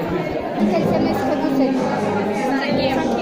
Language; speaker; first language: French; non-native, learner; Spanish